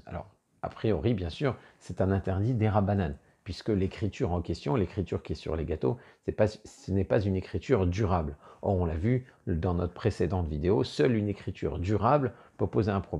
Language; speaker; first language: French; native; French